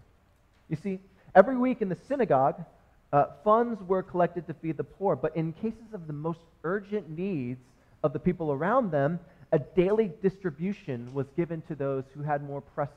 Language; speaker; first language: English; native; English